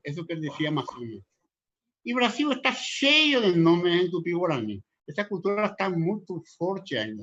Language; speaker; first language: Portuguese; non-native, local second language; Spanish